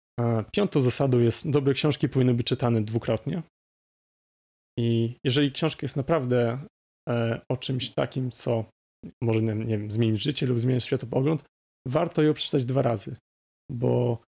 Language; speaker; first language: Polish; native; Polish